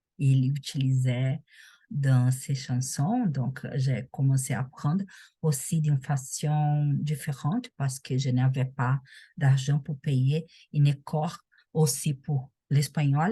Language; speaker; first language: French; non-native, learner; Portuguese